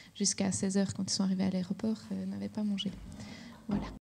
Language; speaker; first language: French; native; French